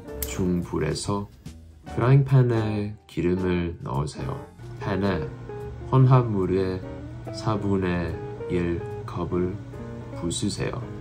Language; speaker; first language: Korean; non-native, learner; English